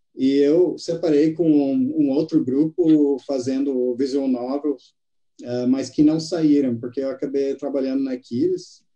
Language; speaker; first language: Portuguese; non-native, fluent; English